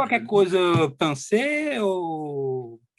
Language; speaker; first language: French; non-native, learner; Portuguese